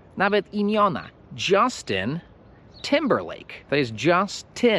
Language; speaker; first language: Polish; non-native, fluent; English